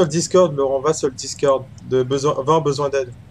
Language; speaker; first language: French; native; French